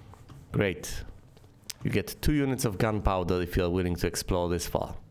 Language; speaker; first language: English; native; English